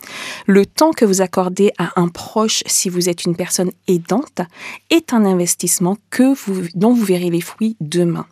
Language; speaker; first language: French; native; French